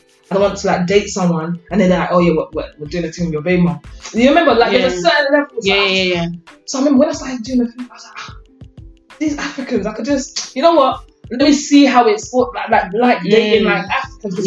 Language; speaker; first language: English; native; English